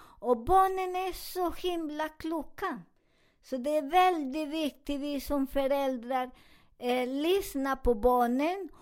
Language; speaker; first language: Swedish; non-native, fluent; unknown